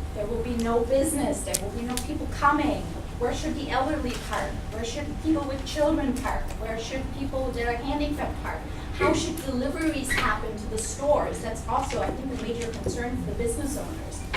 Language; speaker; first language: English; non-native, fluent; German